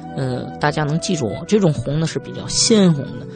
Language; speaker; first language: Chinese; native; Chinese